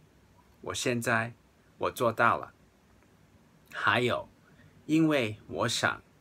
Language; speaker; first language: Chinese; non-native, local second language; Cantonese